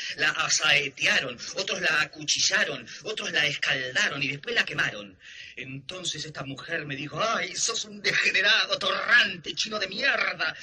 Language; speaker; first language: Spanish; native; Spanish